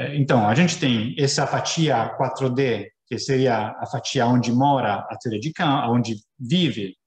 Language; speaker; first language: Portuguese; non-native, fluent; Italian